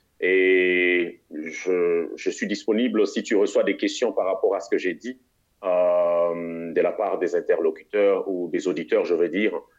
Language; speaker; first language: French; non-native, local second language; Lingala